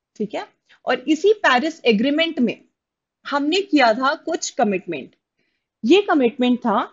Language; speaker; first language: Hindi; native; Hindi